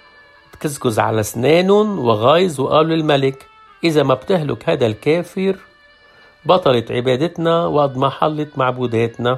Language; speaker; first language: Arabic; native; Arabic